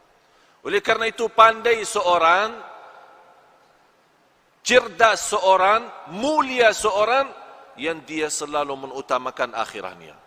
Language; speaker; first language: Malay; non-native, fluent; Arabic